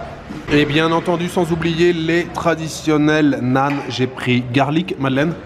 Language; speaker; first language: French; native; French